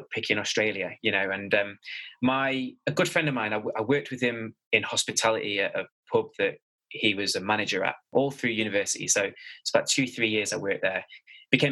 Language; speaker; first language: English; native; English